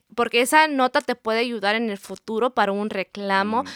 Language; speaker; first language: Spanish; early bilingual, heritage; Spanish